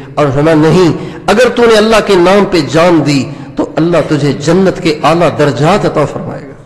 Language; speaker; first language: Urdu; non-native, local second language; Sindhi